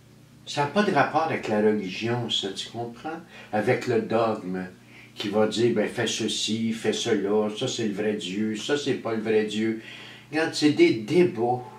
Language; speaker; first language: French; native; French